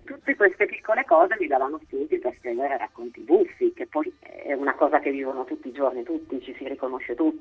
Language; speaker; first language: Italian; native; Italian